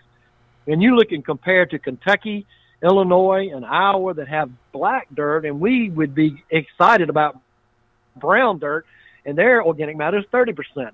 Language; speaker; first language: English; native; English